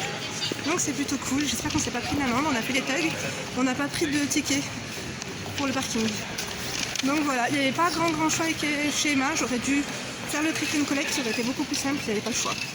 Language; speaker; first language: French; native; French